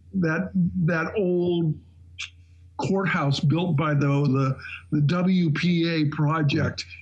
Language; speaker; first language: English; native; English